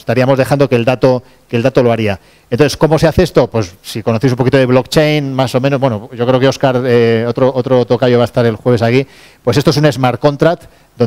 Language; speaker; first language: Spanish; native; Spanish